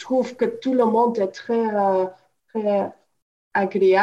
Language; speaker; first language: French; non-native, local second language; Dutch